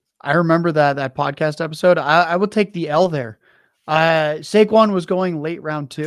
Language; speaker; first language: English; native; English